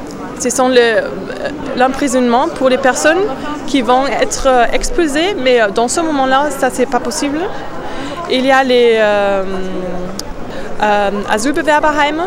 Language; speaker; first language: French; non-native, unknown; German